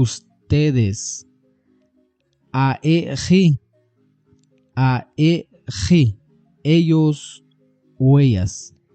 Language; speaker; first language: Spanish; non-native, local second language; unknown